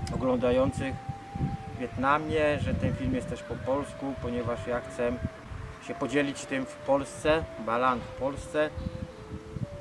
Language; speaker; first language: Polish; non-native, fluent; Vietnamese